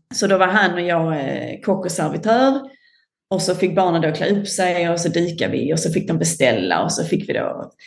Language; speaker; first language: Swedish; native; Swedish